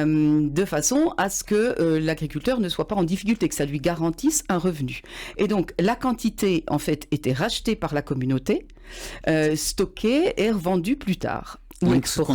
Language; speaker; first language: French; native; French